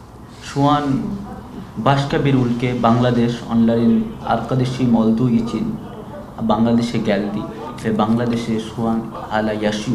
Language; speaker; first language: Turkish; non-native, learner; Bangla